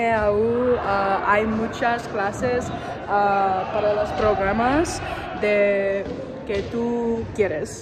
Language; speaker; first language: Spanish; non-native, learner; English